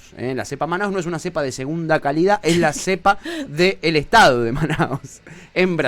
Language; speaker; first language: Spanish; native; Spanish